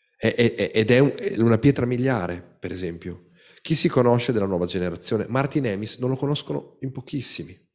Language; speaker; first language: Italian; native; Italian